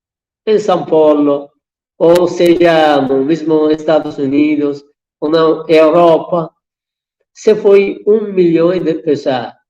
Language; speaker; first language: Portuguese; non-native, fluent; Persian